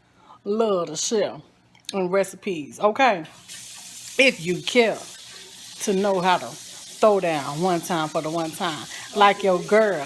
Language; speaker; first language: English; native; English